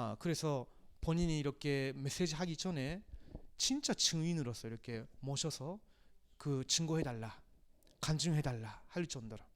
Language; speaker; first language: Korean; non-native, fluent; Japanese